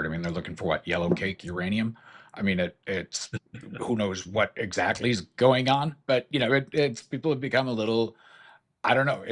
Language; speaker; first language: English; native; English